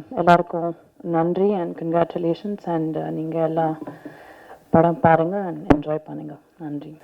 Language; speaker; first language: Tamil; non-native, learner; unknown